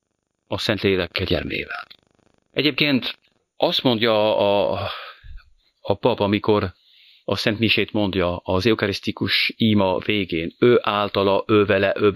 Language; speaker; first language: Hungarian; non-native, fluent; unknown